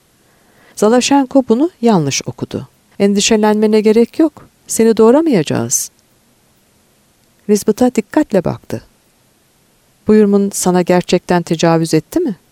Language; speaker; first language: Turkish; native; Turkish